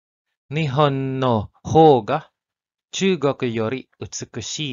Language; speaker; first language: Japanese; non-native, learner; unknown